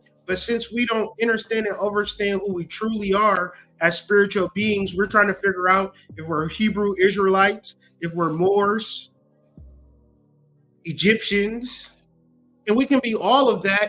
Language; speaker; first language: English; native; English